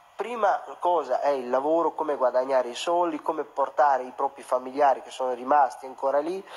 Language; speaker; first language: Italian; non-native, fluent; Urdu